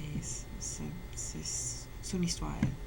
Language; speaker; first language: French; non-native, fluent; English